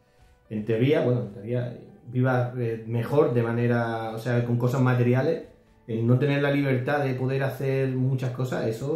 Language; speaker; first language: Spanish; native; Spanish